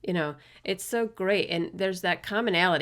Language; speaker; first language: English; native; English